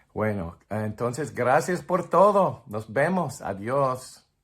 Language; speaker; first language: Spanish; non-native, fluent; English